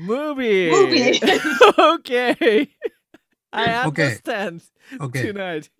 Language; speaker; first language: English; non-native, learner; Japanese